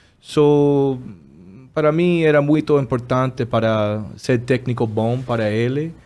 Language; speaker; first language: Spanish; non-native, learner; Portuguese